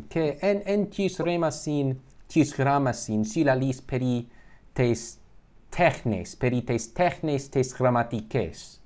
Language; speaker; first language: Greek; non-native, learner; English